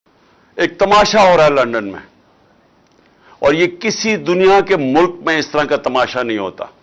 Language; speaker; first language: Urdu; native; Urdu